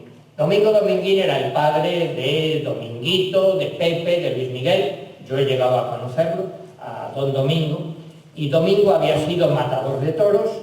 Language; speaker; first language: Spanish; native; Spanish